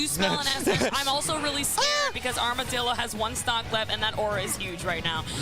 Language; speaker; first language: English; native; English